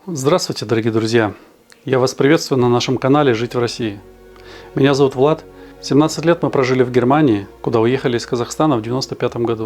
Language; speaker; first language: Russian; native; Russian